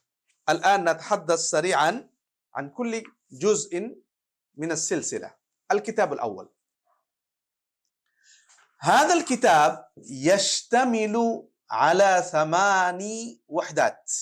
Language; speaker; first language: Arabic; non-native, fluent; Bangla